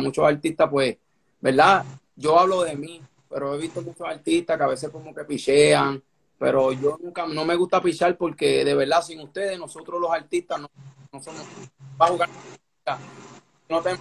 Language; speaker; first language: Spanish; native; Spanish